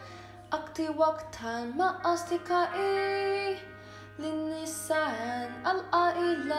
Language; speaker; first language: Arabic; non-native, learner; English